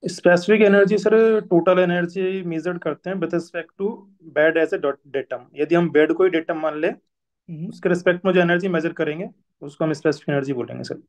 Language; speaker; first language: Hindi; native; Hindi